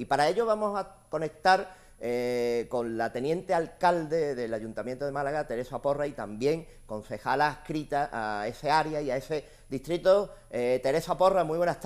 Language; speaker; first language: Spanish; native; Spanish